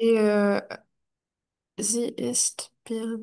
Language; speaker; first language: German; non-native, learner; French